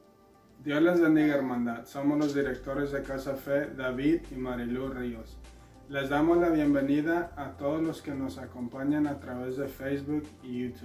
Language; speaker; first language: Spanish; native; Spanish